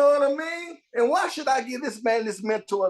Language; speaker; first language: English; native; English